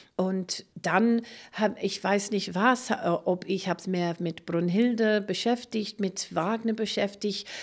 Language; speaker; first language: German; non-native, fluent; English